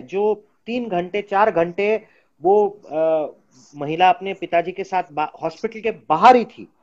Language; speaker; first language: Hindi; non-native, local second language; Gujarati